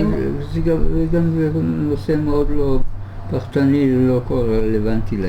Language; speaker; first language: Hebrew; early bilingual, other home language; German